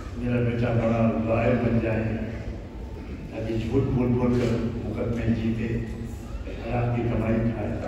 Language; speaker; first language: Urdu; native; Urdu